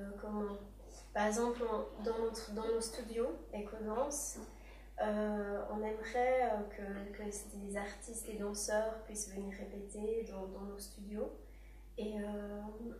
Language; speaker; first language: French; native; French